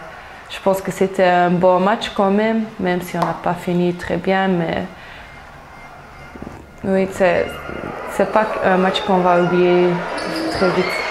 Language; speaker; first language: French; non-native, local second language; Dutch